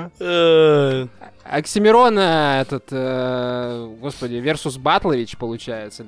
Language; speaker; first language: Russian; native; Russian